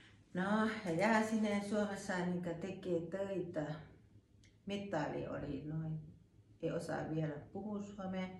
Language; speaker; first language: Finnish; non-native, learner; Thai